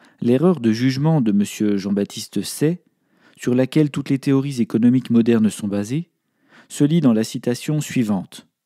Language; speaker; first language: French; native; French